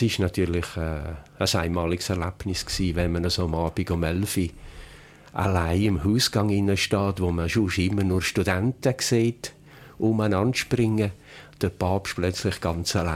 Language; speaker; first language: German; native; German